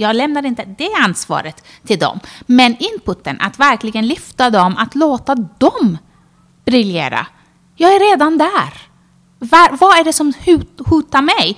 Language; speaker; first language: Swedish; non-native, fluent; Persian